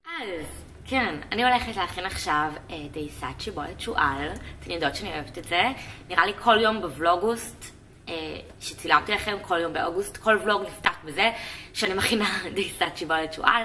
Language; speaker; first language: Hebrew; native; Hebrew